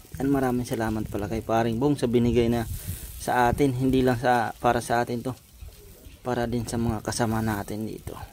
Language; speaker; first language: Filipino; non-native, local second language; Bikol